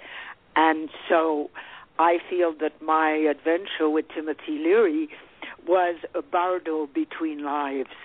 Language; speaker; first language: English; non-native, fluent; French